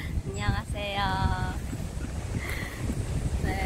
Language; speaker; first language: Korean; non-native, local second language; Khmer